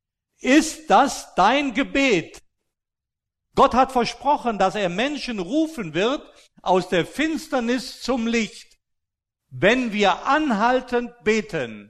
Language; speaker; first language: German; native; German